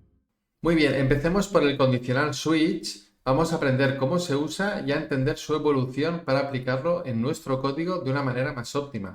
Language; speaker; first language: Spanish; native; Spanish